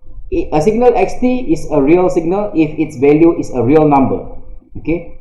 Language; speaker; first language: English; non-native, local second language; Malay